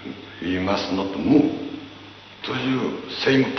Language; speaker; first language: English; non-native, learner; Japanese